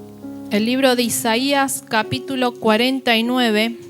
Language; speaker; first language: Spanish; native; Spanish